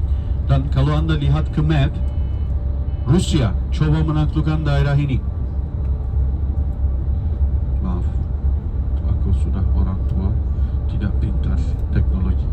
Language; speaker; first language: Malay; non-native, fluent; Turkish